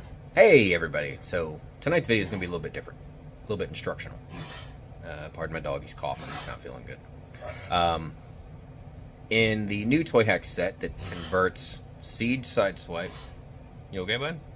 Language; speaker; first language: English; native; English